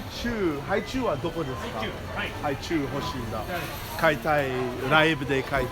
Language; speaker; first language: Japanese; non-native, learner; English